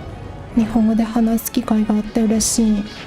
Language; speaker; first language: Japanese; non-native, learner; English